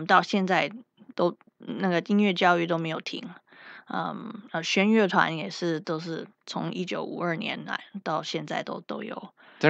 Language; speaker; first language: Chinese; early bilingual, other home language; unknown